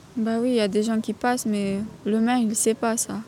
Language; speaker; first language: French; non-native, learner; Romanian